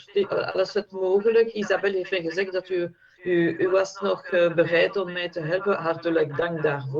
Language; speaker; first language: Dutch; non-native, fluent; French